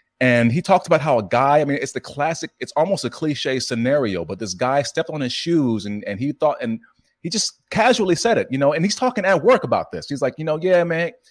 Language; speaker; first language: English; native; English